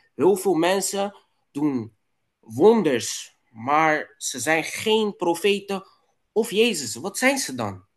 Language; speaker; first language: Dutch; non-native, local second language; Papiamento